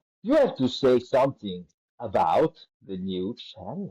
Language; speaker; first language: English; non-native, learner; Italian